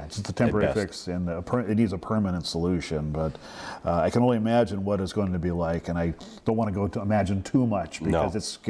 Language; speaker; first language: English; native; English